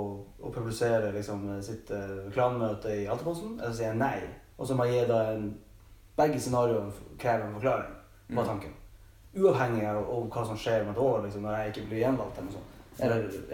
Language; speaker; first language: Norwegian; native; Norwegian